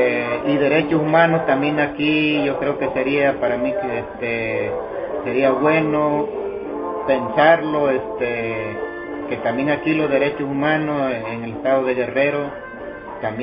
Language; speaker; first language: Spanish; native; Spanish